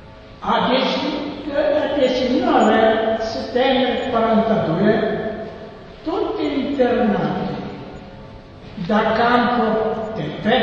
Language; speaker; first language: Italian; non-native, learner; Serbian